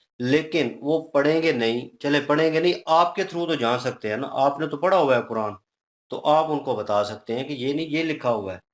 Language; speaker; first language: Urdu; non-native, local second language; Punjabi